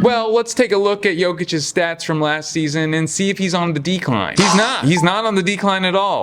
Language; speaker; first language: English; native; English